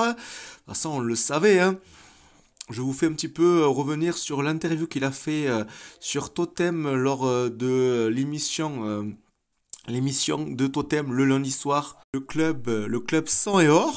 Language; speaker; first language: French; native; French